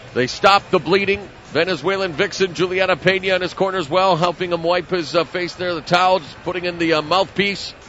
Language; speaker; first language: English; native; English